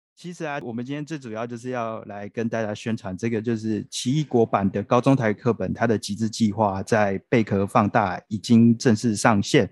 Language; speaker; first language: Chinese; non-native, local second language; Min Nan Chinese